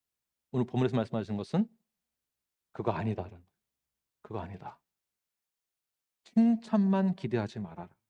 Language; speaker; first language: Korean; native; Korean